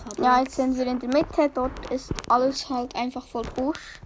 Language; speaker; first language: German; native; German